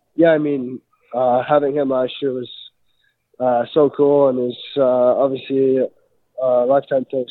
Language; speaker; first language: English; native; English